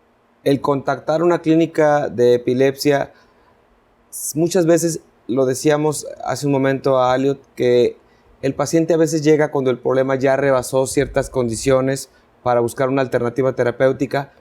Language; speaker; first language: Spanish; native; Spanish